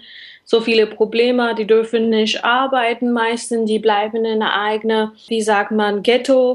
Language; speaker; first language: German; non-native, learner; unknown